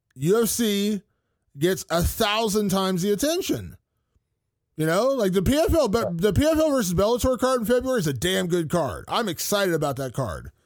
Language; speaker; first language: English; native; English